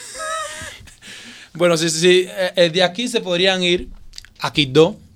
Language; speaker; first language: Spanish; native; Spanish